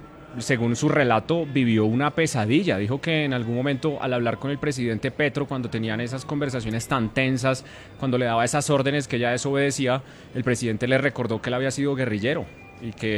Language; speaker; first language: Spanish; native; Spanish